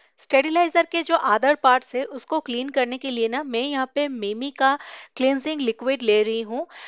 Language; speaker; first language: Hindi; native; Hindi